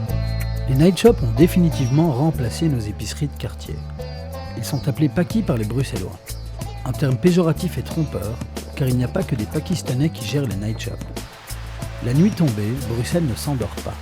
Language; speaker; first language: French; native; French